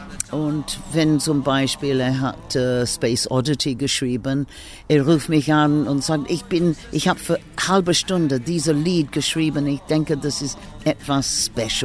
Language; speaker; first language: German; non-native, fluent; English